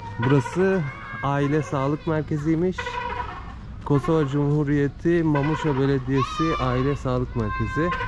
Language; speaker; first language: Turkish; native; Turkish